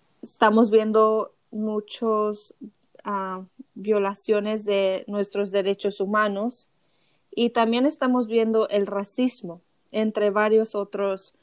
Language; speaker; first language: Spanish; early bilingual, heritage; Spanish